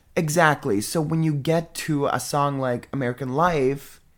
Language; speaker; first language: English; non-native, fluent; Italian